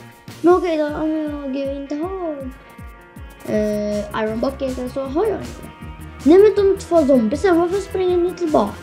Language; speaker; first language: Swedish; non-native, learner; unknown